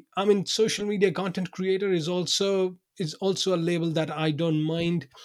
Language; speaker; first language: English; non-native, local second language; Urdu